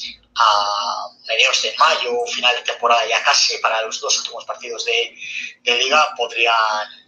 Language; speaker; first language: Spanish; native; Spanish